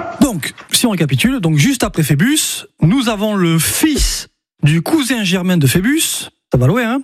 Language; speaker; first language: French; native; French